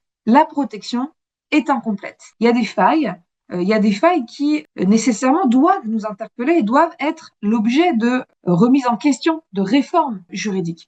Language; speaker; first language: French; native; French